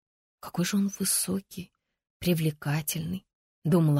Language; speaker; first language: Russian; native; Russian